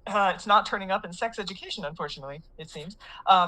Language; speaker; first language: English; native; English